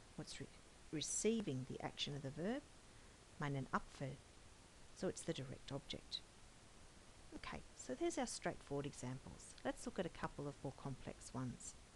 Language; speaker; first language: English; native; English